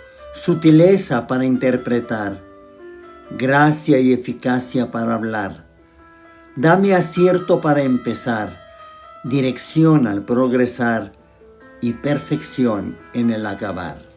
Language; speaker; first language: Spanish; native; Spanish